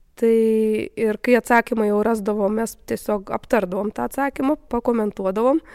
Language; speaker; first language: Lithuanian; native; Lithuanian